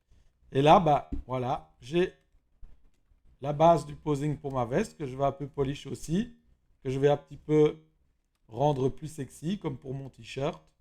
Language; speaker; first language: French; native; French